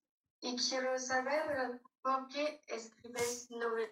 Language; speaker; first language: Spanish; non-native, learner; French